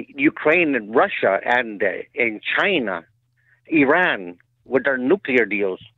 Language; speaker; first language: English; native; English